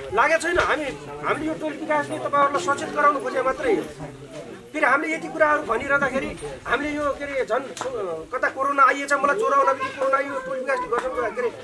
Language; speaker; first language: Nepali; non-native, local second language; Dangaura Tharu